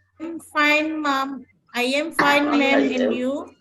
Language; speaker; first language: English; non-native, learner; Indonesian